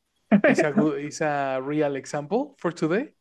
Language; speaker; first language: English; non-native, fluent; Spanish